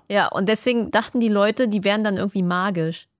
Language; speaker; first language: German; native; German